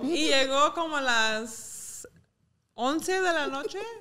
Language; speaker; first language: Spanish; early bilingual, heritage; Spanish